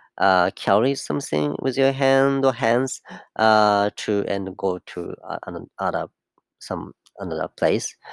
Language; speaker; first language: English; non-native, fluent; Japanese